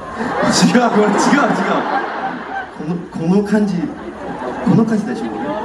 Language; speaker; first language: Japanese; non-native, learner; Korean